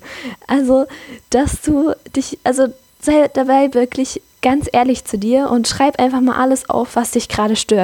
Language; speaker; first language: German; native; German